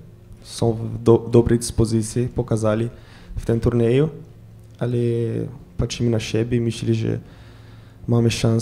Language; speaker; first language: Polish; non-native, fluent; Portuguese